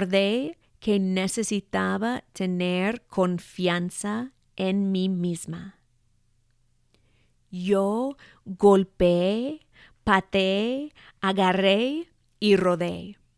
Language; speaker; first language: Spanish; non-native, fluent; English